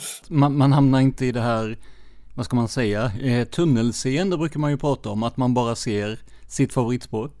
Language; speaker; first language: Swedish; native; Swedish